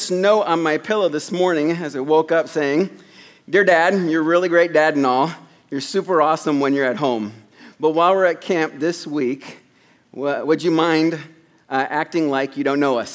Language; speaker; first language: English; native; English